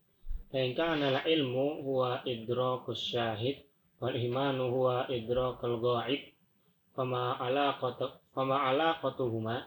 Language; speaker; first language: Arabic; non-native, learner; Indonesian